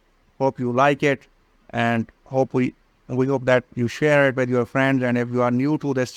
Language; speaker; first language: English; non-native, local second language; Urdu